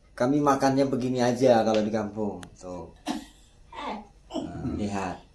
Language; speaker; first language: Indonesian; non-native, local second language; Minangkabau